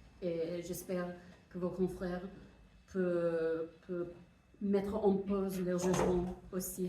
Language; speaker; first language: French; non-native, fluent; English